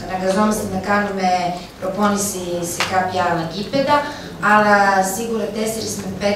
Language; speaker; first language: Greek; non-native, fluent; Serbian